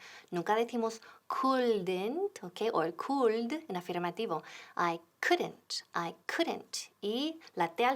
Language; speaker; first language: Spanish; non-native, fluent; English